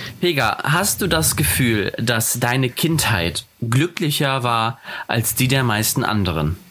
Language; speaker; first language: German; native; German